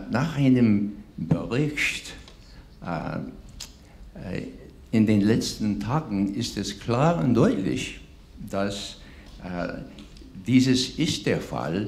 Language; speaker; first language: German; non-native, fluent; English